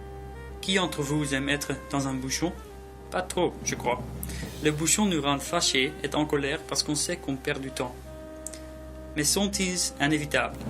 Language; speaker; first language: French; non-native, learner; English